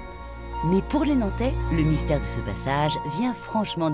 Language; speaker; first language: French; native; French